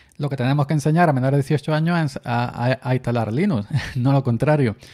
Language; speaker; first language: Spanish; native; Spanish